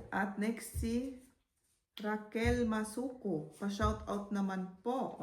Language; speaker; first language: Filipino; early bilingual, heritage; Filipino